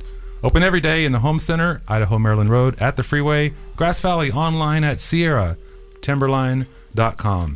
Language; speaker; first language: English; native; English